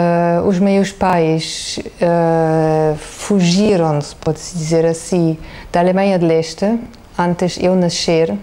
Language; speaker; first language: Portuguese; non-native, fluent; German